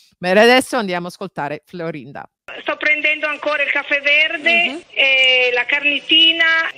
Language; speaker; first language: Italian; non-native, fluent; English